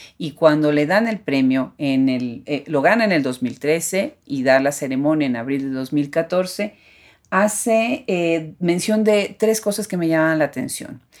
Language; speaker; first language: Spanish; native; Spanish